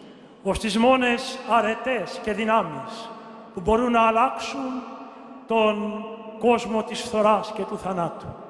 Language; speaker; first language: Greek; native; Greek